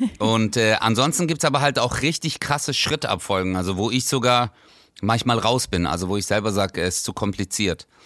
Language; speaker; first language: German; early bilingual, other home language; Turkish